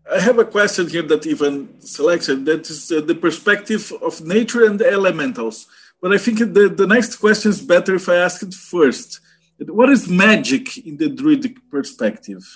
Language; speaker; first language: English; non-native, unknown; Portuguese